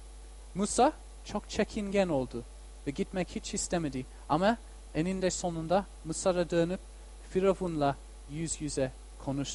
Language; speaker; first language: Turkish; non-native, fluent; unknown